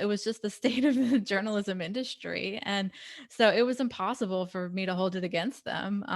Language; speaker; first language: English; native; English